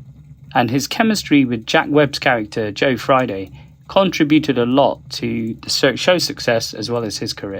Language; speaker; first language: English; native; English